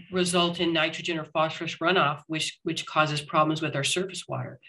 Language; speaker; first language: English; native; English